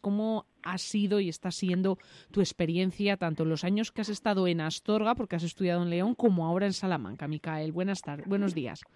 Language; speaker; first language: Spanish; native; Spanish